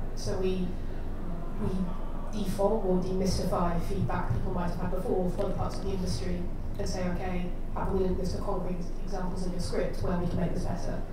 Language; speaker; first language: English; native; English